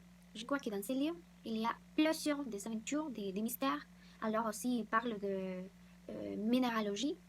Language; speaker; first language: French; non-native, learner; Spanish